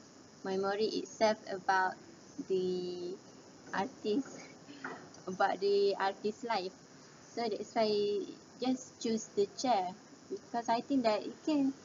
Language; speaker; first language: English; non-native, learner; Malay